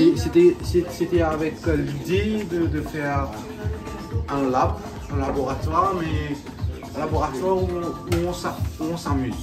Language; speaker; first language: French; non-native, local second language; Morisyen